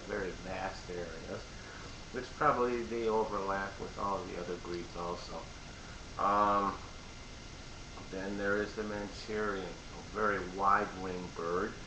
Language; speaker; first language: English; native; English